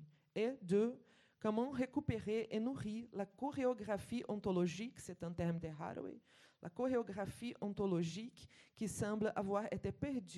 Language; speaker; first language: French; non-native, fluent; Portuguese